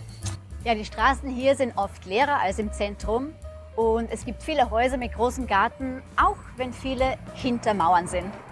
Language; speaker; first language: German; native; German